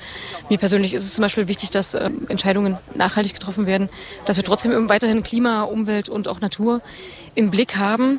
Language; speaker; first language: German; native; German